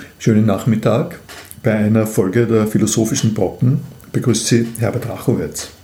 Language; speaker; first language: German; native; German